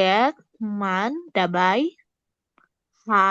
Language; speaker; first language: German; non-native, learner; Indonesian